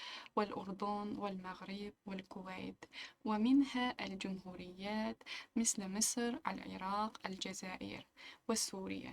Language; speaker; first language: Arabic; non-native, local second language; Uzbek